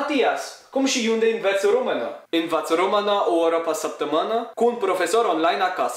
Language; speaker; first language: Romanian; non-native, learner; French